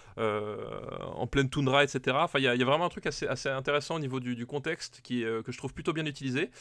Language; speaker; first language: French; native; French